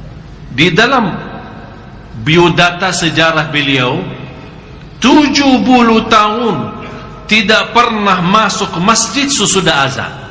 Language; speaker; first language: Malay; non-native, fluent; Arabic